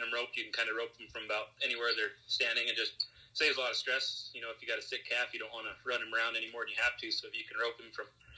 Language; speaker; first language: English; native; English